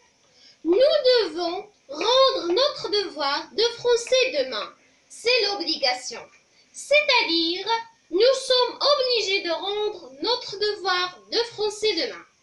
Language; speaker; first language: French; non-native, local second language; Arabic